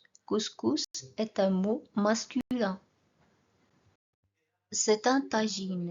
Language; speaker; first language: French; non-native, local second language; Arabic